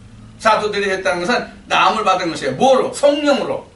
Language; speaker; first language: Korean; native; Korean